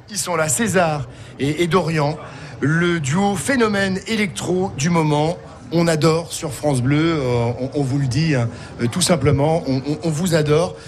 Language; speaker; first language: French; native; French